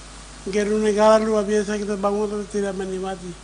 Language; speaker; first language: Indonesian; non-native, local second language; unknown